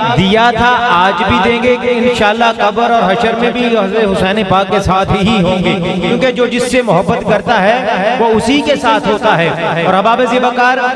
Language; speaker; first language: Urdu; non-native, local second language; Punjabi